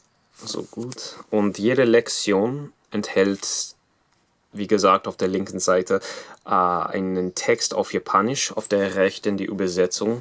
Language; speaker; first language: German; non-native, fluent; English